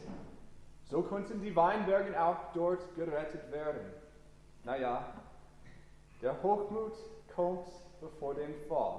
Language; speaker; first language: German; non-native, fluent; English